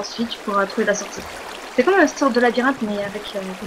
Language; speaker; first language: French; native; French